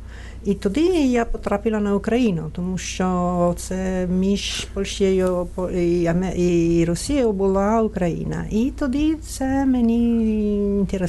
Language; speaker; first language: Ukrainian; non-native, fluent; Italian